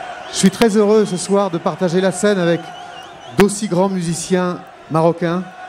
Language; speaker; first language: French; native; French